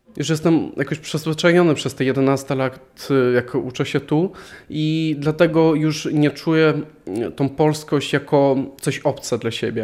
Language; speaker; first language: Polish; non-native, local second language; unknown